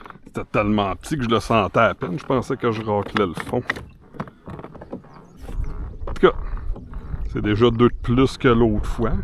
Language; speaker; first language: French; native; French